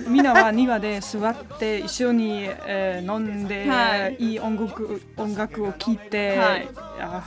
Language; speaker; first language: Japanese; non-native, learner; German